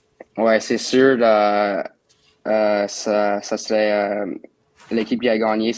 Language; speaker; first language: French; non-native, local second language; English